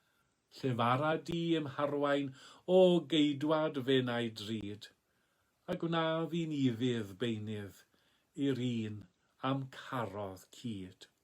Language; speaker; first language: Welsh; native; Welsh